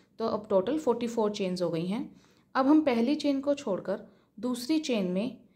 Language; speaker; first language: Hindi; native; Hindi